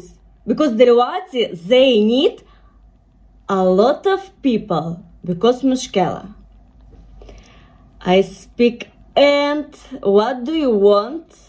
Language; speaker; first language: English; non-native, learner; Russian